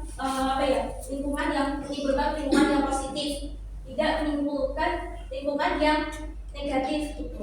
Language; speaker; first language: Indonesian; native; Indonesian